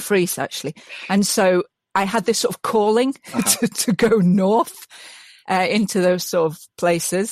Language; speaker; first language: English; native; English